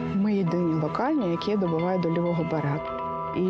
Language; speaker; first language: Ukrainian; native; Ukrainian